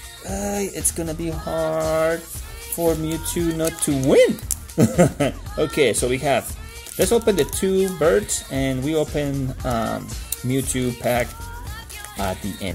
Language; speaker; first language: English; non-native, fluent; Spanish